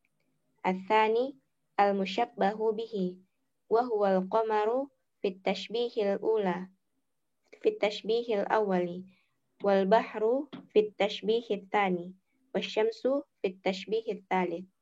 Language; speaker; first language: Arabic; non-native, learner; Indonesian